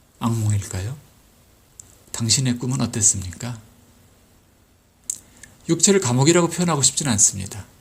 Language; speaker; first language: Korean; native; Korean